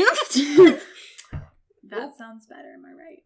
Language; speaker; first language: English; native; English